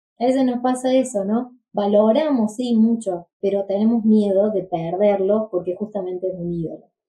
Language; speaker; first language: Spanish; native; Spanish